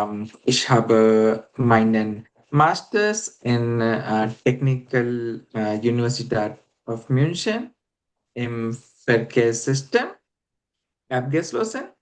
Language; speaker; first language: German; non-native, learner; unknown